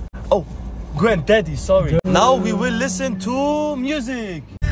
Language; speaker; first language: English; non-native, learner; German